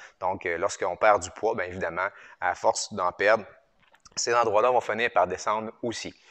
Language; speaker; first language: French; native; French